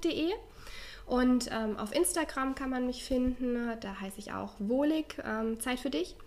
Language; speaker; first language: German; native; German